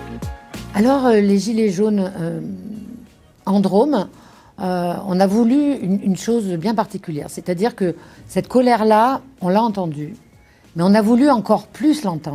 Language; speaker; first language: French; native; French